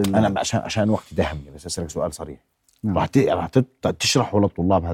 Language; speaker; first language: Arabic; native; Arabic